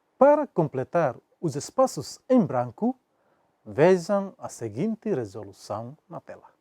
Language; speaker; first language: Portuguese; non-native, local second language; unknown